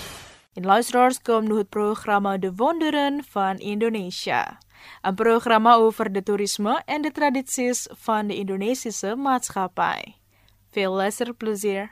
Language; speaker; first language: Dutch; non-native, fluent; Indonesian